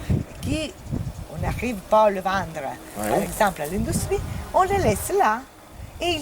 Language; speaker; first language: French; non-native, fluent; Italian